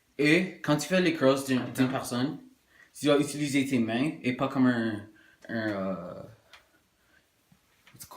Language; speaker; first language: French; non-native, local second language; English